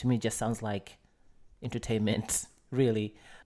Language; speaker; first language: English; non-native, local second language; Nyanja